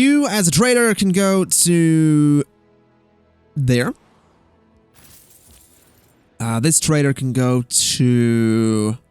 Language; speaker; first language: English; native; English